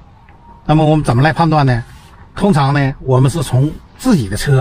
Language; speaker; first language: Chinese; native; Chinese